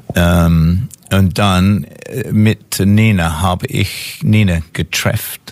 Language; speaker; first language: German; non-native, learner; English